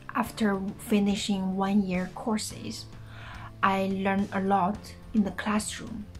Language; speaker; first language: English; non-native, fluent; Chinese